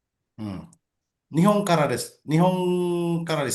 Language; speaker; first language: Japanese; non-native, learner; Indonesian